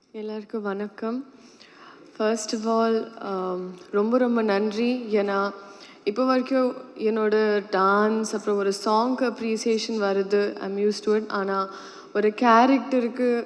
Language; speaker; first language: Tamil; non-native, learner; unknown